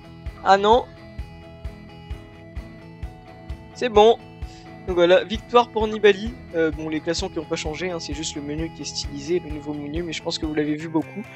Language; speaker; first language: French; native; French